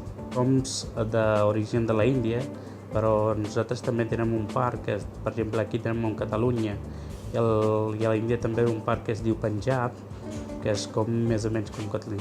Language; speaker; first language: Catalan; non-native, learner; Punjabi